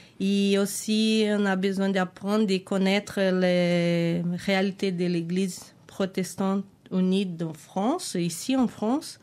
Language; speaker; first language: French; non-native, learner; Portuguese